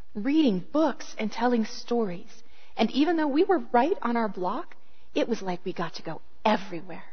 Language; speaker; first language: English; native; English